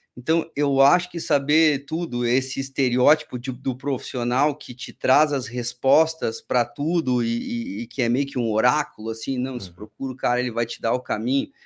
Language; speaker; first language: Portuguese; native; Portuguese